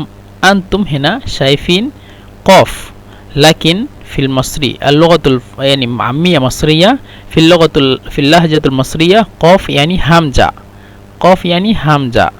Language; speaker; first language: Arabic; non-native, fluent; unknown